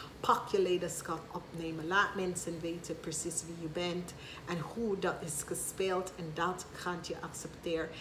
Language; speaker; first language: Dutch; non-native, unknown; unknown